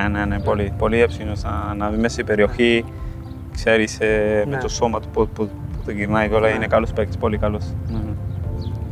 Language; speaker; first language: Greek; non-native, fluent; Spanish